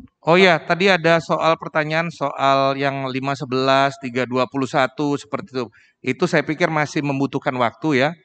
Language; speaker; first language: Indonesian; native; Indonesian